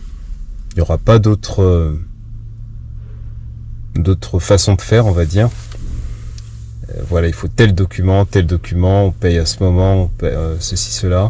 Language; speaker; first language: French; native; French